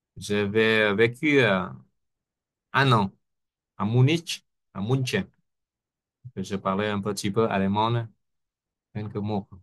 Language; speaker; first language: French; non-native, fluent; Vietnamese